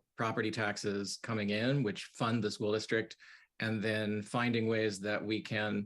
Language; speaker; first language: English; native; English